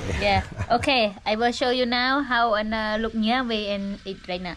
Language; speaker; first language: English; non-native, local second language; Khmer